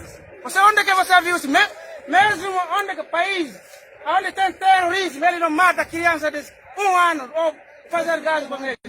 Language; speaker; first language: Portuguese; non-native, learner; Haitian Creole